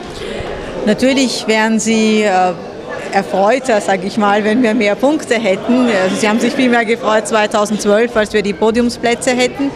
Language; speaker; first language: German; early bilingual, other home language; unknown